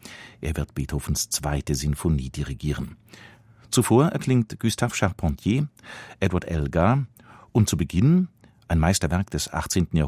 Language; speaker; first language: German; native; German